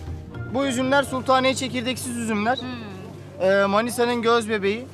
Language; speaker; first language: Turkish; native; Turkish